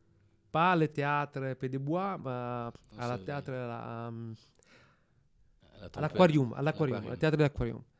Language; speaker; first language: French; non-native, fluent; Italian